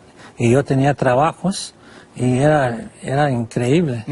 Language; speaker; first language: Spanish; non-native, fluent; English